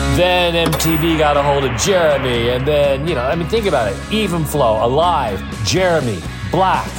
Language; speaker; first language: English; native; English